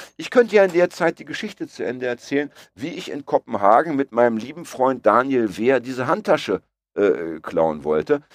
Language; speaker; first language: German; early bilingual, other home language; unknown